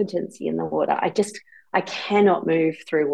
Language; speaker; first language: English; native; English